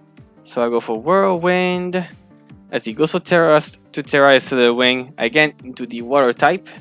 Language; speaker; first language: English; non-native, fluent; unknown